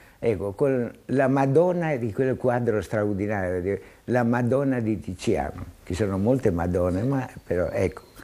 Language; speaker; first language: Italian; non-native, fluent; Greek